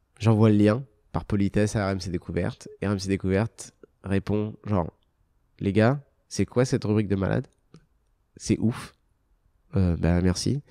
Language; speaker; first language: French; early bilingual, other home language; Arabic